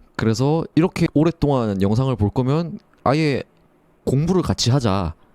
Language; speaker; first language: Korean; native; Korean